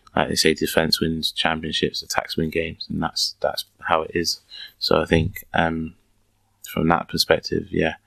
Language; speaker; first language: English; native; English